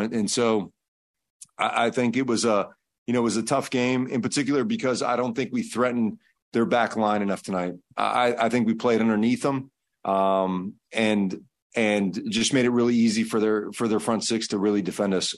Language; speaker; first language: English; early bilingual, other home language; Spanish